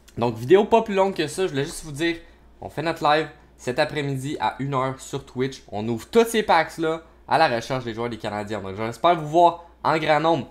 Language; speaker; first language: French; native; French